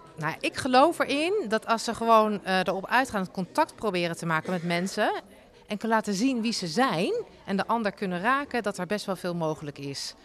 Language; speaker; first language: Dutch; native; Dutch